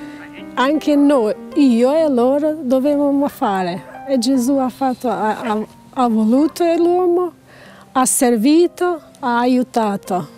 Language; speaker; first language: Italian; non-native, fluent; Albanian